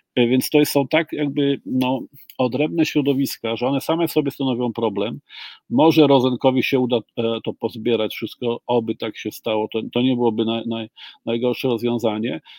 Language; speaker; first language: Polish; native; Polish